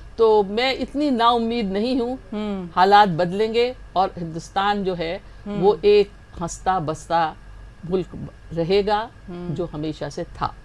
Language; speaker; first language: Hindi; native; Hindi